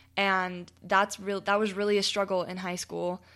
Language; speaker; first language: English; native; English